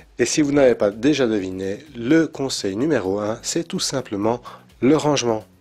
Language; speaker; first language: French; native; French